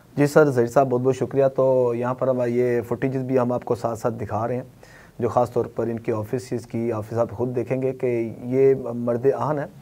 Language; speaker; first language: Urdu; native; Urdu